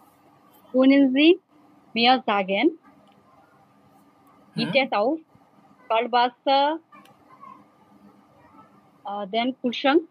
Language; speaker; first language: German; non-native, learner; Bangla